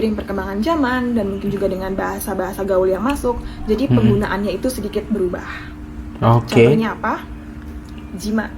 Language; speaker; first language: Indonesian; native; Indonesian